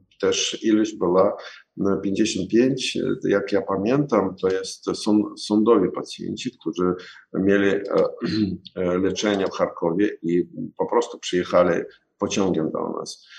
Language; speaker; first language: Polish; non-native, learner; Ukrainian